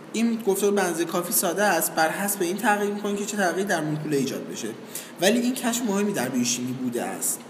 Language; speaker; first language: Persian; native; Persian